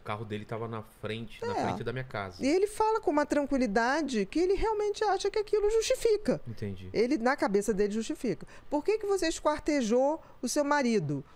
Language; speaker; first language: Portuguese; native; Portuguese